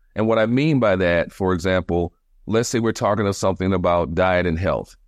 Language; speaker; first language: English; native; English